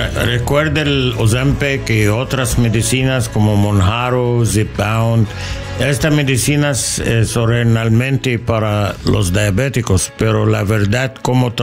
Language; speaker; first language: Spanish; non-native, learner; English